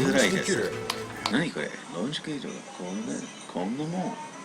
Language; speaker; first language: Japanese; non-native, learner; English